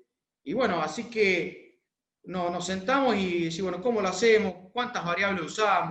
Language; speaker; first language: Spanish; native; Spanish